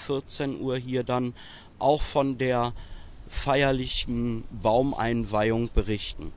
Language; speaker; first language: German; native; German